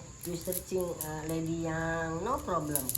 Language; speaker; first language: English; non-native, learner; Indonesian